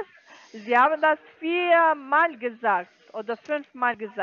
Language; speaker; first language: German; non-native, learner; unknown